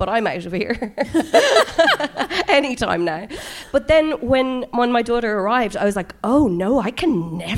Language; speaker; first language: English; native; English